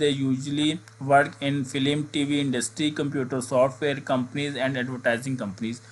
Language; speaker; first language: English; non-native, local second language; Urdu